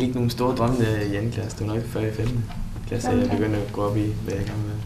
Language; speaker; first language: Danish; native; Danish